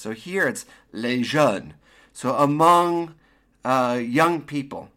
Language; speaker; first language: English; native; English